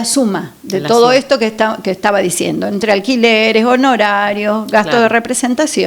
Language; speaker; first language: Spanish; native; Spanish